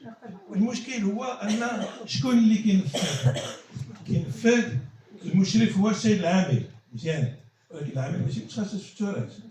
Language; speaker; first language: Arabic; native; Arabic